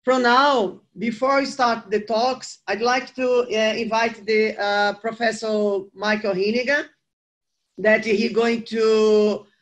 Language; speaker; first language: English; non-native, fluent; Portuguese